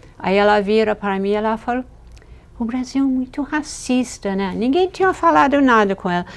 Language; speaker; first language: Portuguese; non-native, fluent; English